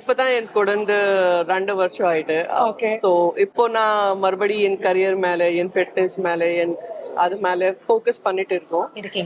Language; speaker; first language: Tamil; non-native, fluent; Gujarati